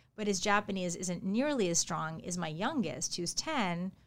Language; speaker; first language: English; early bilingual, other home language; Japanese